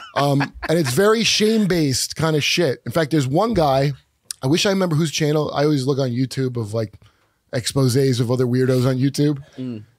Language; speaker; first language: English; native; English